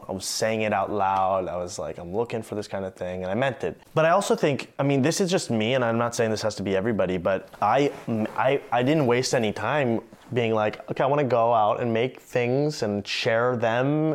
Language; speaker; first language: English; native; English